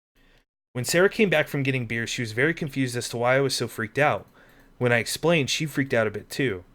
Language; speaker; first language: English; native; English